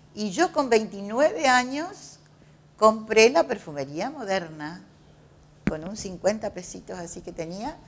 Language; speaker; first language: Spanish; native; Spanish